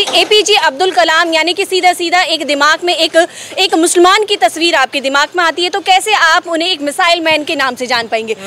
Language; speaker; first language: Hindi; native; Hindi